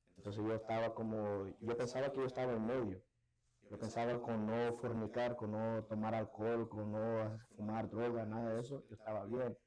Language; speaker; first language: Spanish; early bilingual, heritage; Spanish